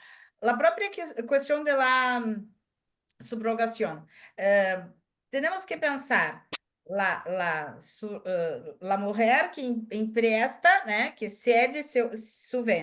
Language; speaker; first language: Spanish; non-native, learner; Portuguese